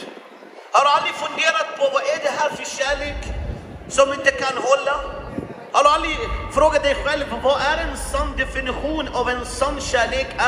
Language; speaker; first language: Swedish; non-native, fluent; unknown